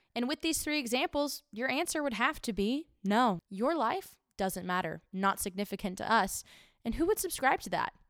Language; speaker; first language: English; native; English